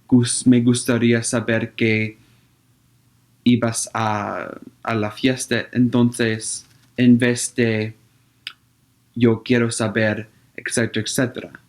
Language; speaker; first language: Spanish; non-native, learner; English